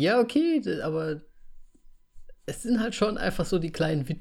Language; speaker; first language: German; native; German